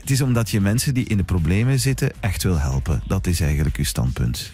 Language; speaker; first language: Dutch; native; Dutch